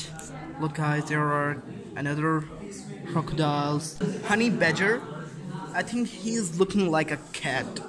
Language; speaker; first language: English; non-native, local second language; Urdu